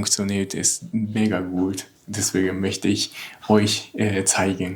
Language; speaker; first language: German; non-native, learner; Japanese